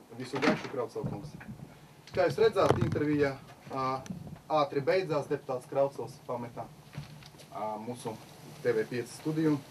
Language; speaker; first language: Latvian; non-native, local second language; Russian